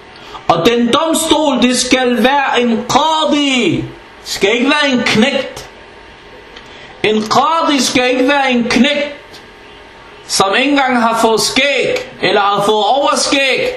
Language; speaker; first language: Danish; early bilingual, other home language; Arabic